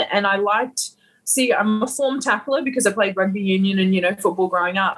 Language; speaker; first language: English; native; English